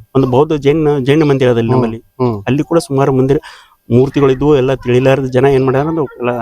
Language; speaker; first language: Kannada; non-native, local second language; Lambadi